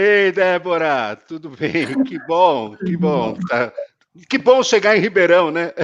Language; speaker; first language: Portuguese; native; Portuguese